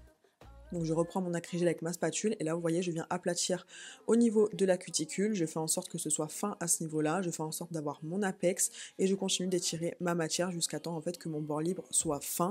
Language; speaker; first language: French; native; French